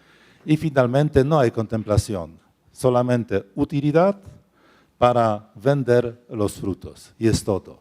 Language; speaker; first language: Spanish; non-native, fluent; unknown